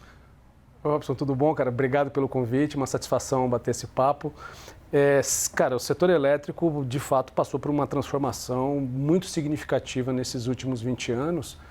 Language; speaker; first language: Portuguese; native; Portuguese